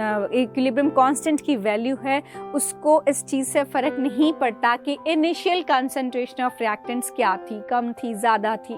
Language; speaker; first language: Hindi; native; Hindi